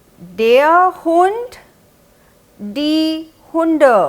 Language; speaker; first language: German; non-native, fluent; Hindi